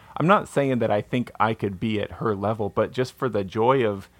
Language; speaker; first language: English; native; English